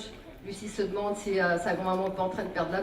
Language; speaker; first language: French; native; French